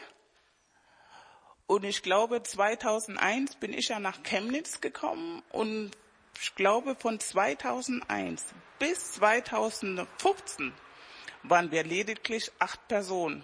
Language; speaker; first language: German; non-native, fluent; Spanish